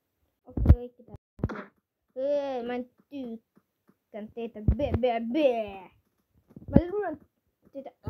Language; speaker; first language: Finnish; non-native, learner; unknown